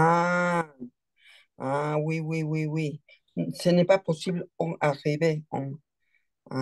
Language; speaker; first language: French; non-native, learner; Spanish